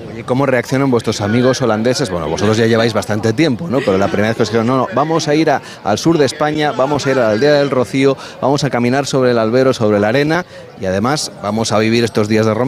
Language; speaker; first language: Spanish; native; Spanish